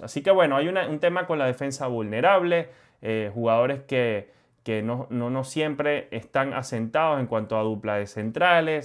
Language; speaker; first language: Spanish; native; Spanish